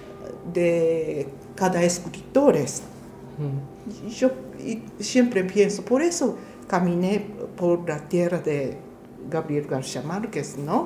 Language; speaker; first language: Spanish; non-native, fluent; Japanese